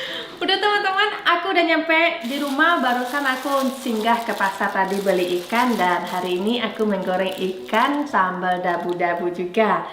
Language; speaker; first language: Indonesian; native; Indonesian